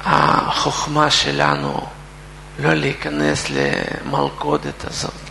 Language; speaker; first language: Hebrew; non-native, fluent; Russian